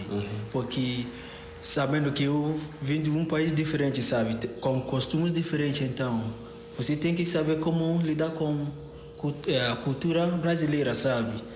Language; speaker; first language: Portuguese; non-native, fluent; Akan